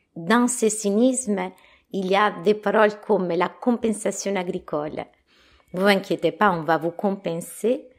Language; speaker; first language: French; non-native, fluent; Italian